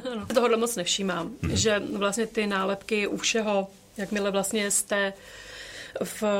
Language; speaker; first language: Czech; native; Czech